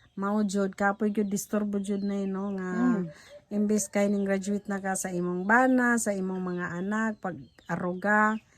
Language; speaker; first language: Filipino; non-native, local second language; Cebuano